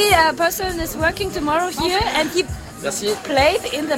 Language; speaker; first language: English; non-native, learner; German